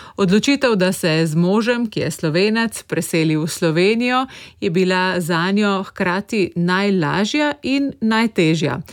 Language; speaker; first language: Slovenian; native; Slovenian